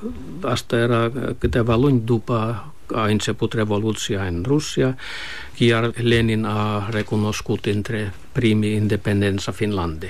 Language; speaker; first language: Romanian; non-native, fluent; Finnish